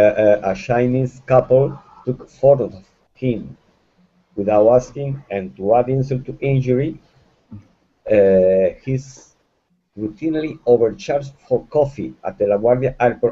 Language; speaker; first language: English; non-native, fluent; Spanish